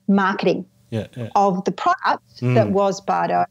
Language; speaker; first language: English; native; English